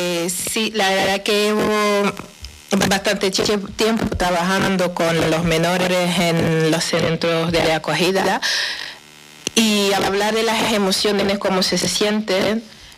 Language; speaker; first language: Spanish; non-native, fluent; Wolof